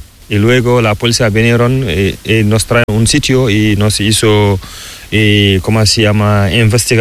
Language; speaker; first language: Spanish; non-native, learner; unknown